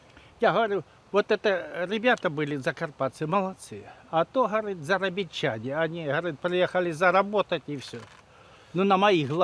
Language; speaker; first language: Russian; native; Russian